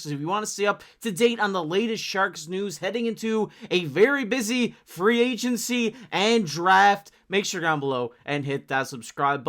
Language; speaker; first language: English; native; English